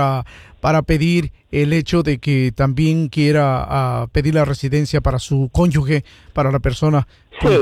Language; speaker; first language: Spanish; non-native, fluent; English